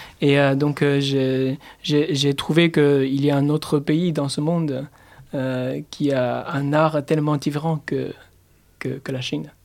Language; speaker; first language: French; non-native, fluent; Chinese